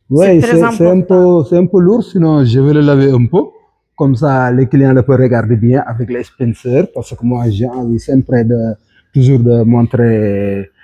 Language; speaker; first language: French; non-native, local second language; Wolof